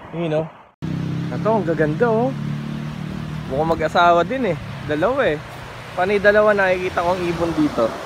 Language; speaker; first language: Filipino; native; Filipino